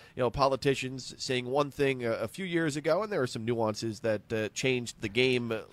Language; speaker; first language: English; native; English